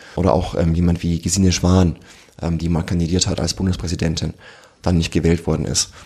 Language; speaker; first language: German; native; German